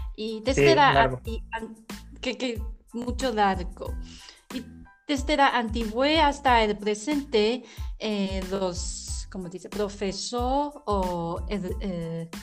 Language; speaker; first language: Spanish; non-native, learner; Chinese